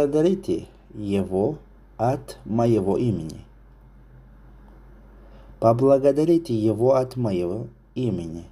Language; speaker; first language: Russian; non-native, local second language; Tajik